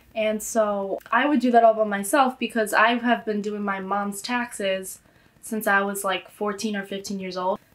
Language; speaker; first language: English; native; English